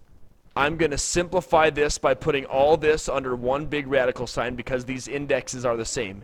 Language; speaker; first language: English; native; English